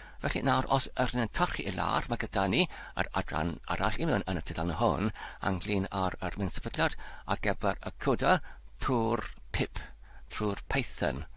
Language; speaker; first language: Welsh; non-native, learner; Polish